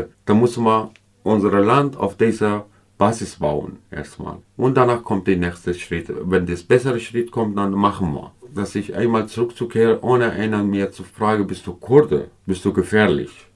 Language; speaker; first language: German; non-native, learner; Kurdish